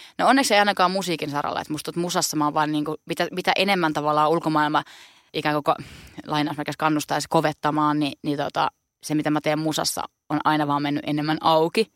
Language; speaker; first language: Finnish; native; Finnish